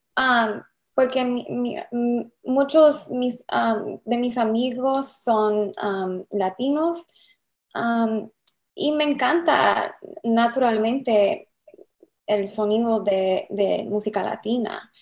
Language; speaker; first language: Spanish; non-native, learner; English